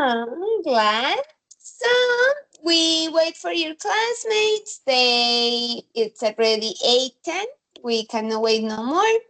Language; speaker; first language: English; non-native, fluent; Spanish